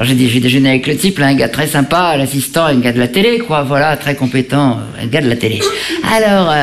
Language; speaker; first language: French; native; French